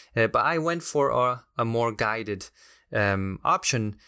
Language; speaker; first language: English; non-native, fluent; Spanish